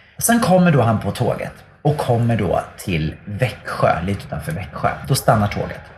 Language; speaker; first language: Swedish; native; Swedish